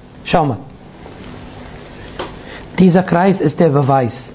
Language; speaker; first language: German; non-native, fluent; Arabic